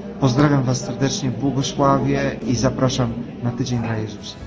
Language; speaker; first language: Polish; native; Polish